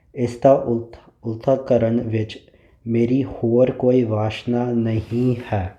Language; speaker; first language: Punjabi; early bilingual, heritage; Punjabi